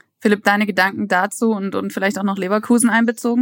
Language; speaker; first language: German; native; German